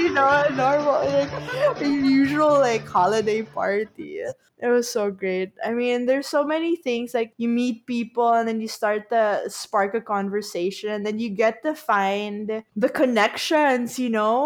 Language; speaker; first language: English; non-native, local second language; Filipino